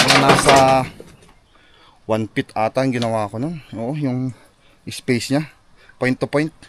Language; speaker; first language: Filipino; non-native, local second language; Iloko